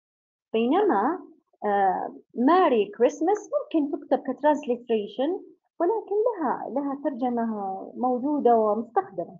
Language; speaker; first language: Arabic; native; Arabic